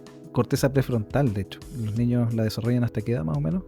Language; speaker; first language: Spanish; native; Spanish